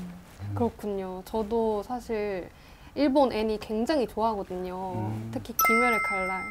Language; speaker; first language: Korean; native; Korean